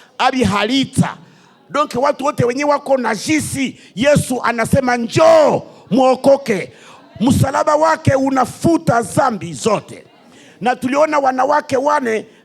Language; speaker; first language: Swahili; native; Swahili